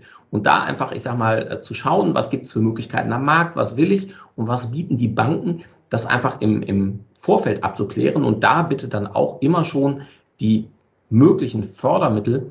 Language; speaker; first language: German; native; German